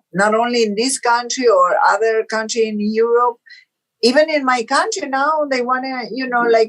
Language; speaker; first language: English; non-native, fluent; Portuguese